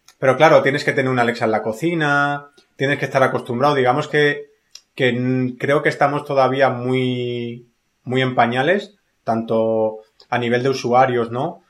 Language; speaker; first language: Spanish; native; Spanish